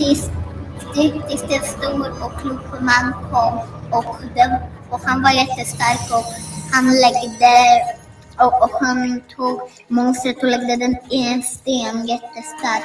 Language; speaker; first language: Swedish; non-native, learner; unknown